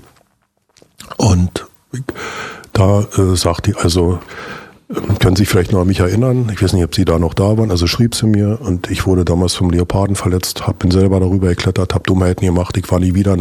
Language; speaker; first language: German; native; German